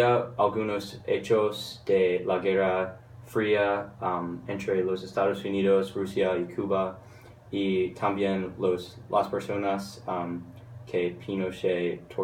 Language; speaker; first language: Spanish; non-native, learner; English